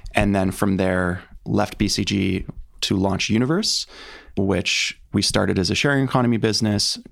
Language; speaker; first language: English; native; English